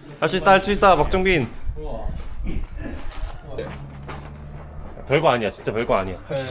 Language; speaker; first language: Korean; native; Korean